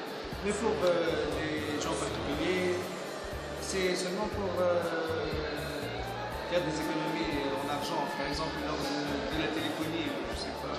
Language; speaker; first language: French; non-native, local second language; Arabic